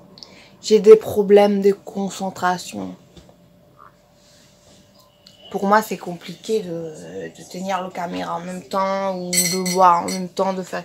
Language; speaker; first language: French; non-native, local second language; Morisyen